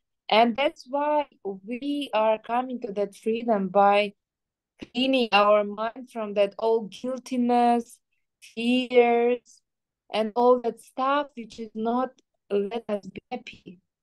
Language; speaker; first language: English; non-native, learner; Russian